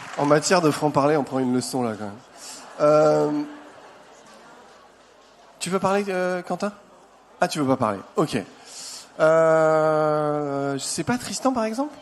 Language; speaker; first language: French; native; French